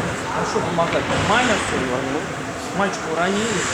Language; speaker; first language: Russian; native; Russian